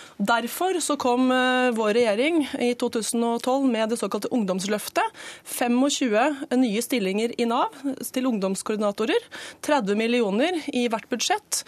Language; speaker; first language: Norwegian; native; Norwegian